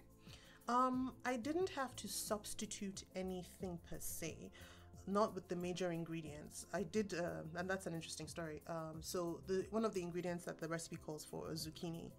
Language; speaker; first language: English; non-native, local second language; Igbo